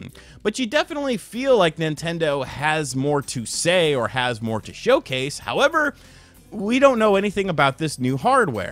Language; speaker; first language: English; native; English